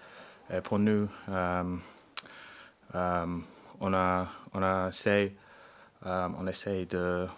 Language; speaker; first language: French; non-native, learner; English